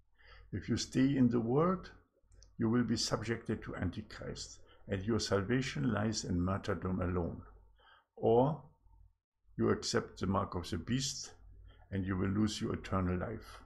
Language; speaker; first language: English; non-native, fluent; German